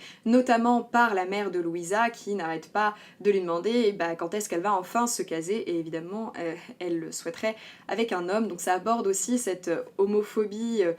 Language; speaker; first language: French; native; French